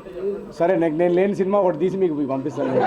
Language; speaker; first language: Telugu; native; Telugu